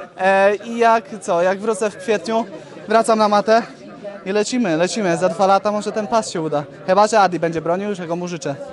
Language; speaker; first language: Polish; native; Polish